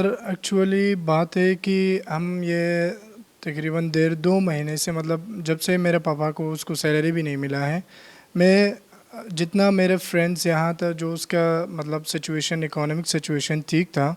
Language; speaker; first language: Hindi; non-native, learner; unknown